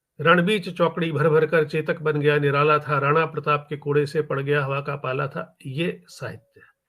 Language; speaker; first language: Hindi; native; Hindi